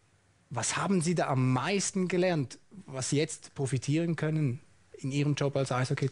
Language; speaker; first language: German; native; German